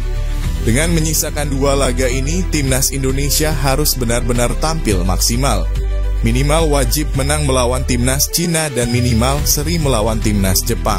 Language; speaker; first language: Indonesian; native; Indonesian